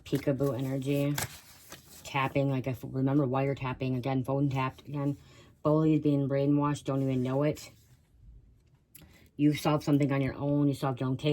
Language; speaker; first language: English; native; English